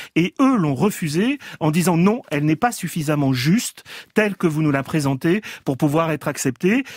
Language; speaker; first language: French; native; French